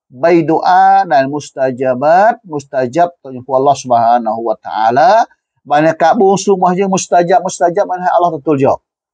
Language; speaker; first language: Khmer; non-native, local second language; Western Cham